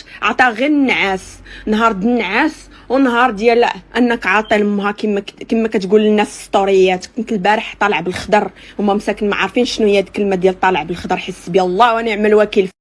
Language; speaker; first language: Arabic; native; Arabic